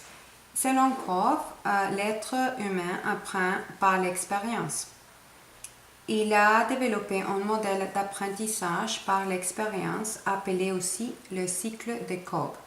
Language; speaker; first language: French; non-native, fluent; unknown